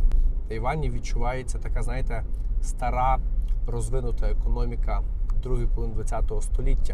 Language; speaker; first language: Ukrainian; native; Ukrainian